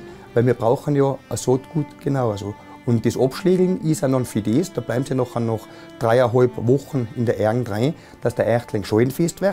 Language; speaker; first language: German; native; German